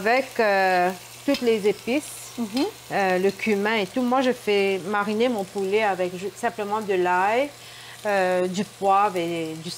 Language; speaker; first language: French; non-native, local second language; Morisyen